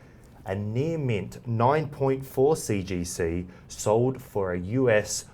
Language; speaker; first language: English; native; English